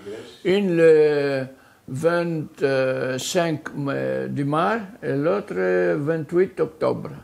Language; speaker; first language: French; non-native, fluent; Greek